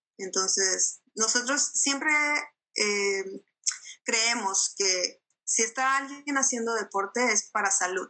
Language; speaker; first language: Spanish; native; Spanish